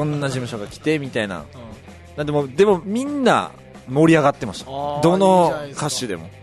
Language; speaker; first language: Japanese; native; Japanese